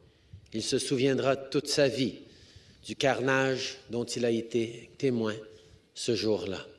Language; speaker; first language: French; native; French